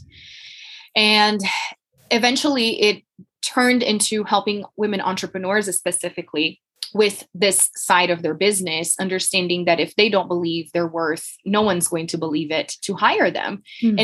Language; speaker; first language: English; non-native, fluent; Portuguese